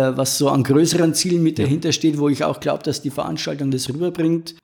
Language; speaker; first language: German; native; German